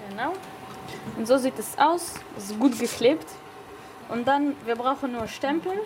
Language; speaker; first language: German; non-native, learner; Hebrew